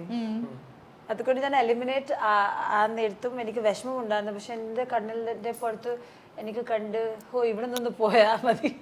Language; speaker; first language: Malayalam; non-native, local second language; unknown